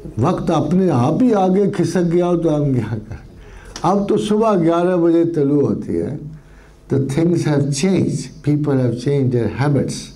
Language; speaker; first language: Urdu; non-native, local second language; Punjabi